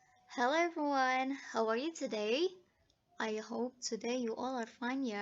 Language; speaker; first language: English; non-native, fluent; Indonesian